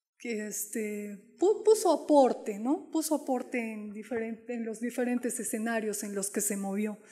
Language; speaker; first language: Spanish; non-native, local second language; Quechua